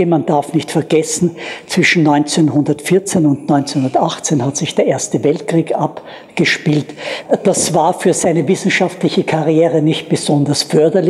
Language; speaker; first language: German; native; German